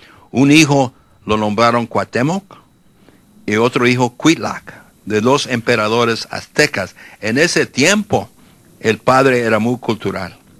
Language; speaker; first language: Spanish; early bilingual, heritage; Spanish